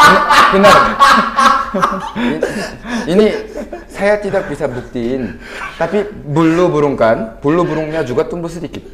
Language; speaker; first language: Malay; non-native, fluent; Korean